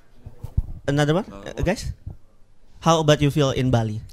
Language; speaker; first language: English; non-native, learner; Indonesian